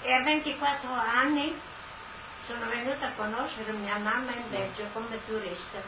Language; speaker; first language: Italian; non-native, local second language; Friulian